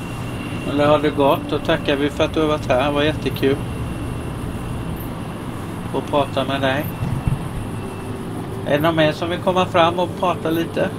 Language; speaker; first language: Swedish; native; Swedish